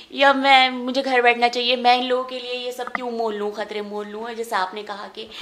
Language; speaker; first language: Hindi; native; Hindi